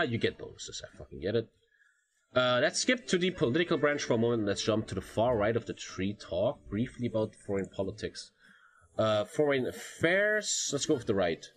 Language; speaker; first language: English; non-native, fluent; German